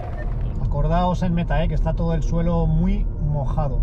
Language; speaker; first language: Spanish; native; Spanish